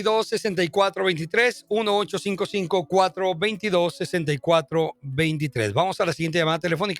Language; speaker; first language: Spanish; native; Spanish